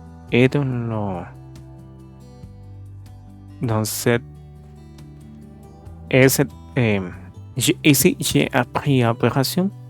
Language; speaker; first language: French; non-native, learner; Spanish